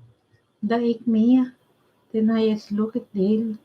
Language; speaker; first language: Danish; non-native, fluent; Filipino